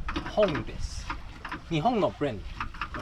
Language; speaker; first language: Japanese; non-native, learner; Chinese